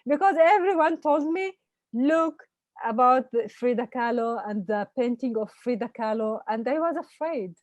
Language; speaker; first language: English; non-native, fluent; Hebrew